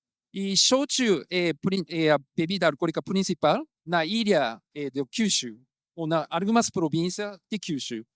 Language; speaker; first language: Portuguese; non-native, fluent; Japanese